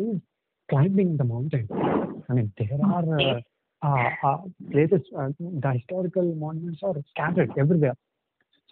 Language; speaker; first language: English; non-native, local second language; Telugu